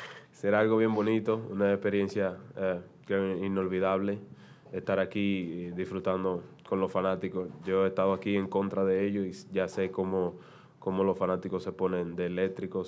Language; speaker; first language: Spanish; native; Spanish